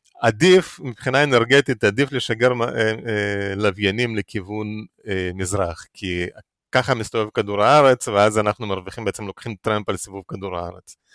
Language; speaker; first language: Hebrew; early bilingual, other home language; Russian